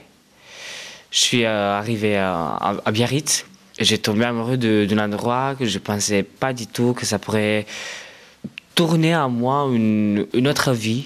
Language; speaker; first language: French; non-native, fluent; Romanian